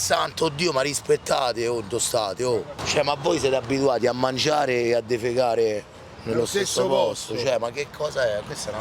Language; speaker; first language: Italian; native; Italian